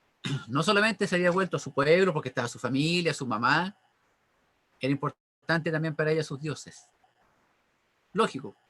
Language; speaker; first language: Spanish; native; Spanish